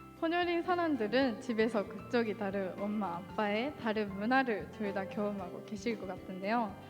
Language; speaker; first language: Korean; non-native, fluent; Japanese